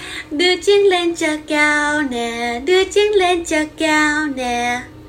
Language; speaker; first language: Vietnamese; early bilingual, heritage; Vietnamese